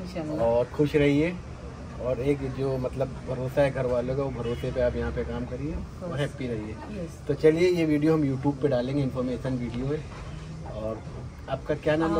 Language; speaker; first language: Hindi; native; Hindi